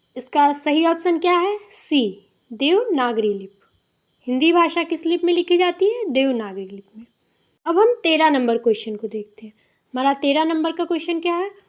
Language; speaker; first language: Hindi; native; Hindi